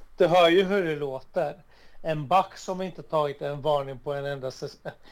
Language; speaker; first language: Swedish; early bilingual, other home language; Arabic